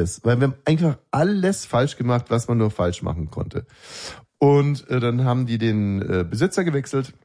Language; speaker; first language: German; native; German